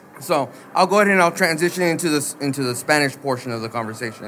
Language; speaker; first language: English; early bilingual, other home language; Spanish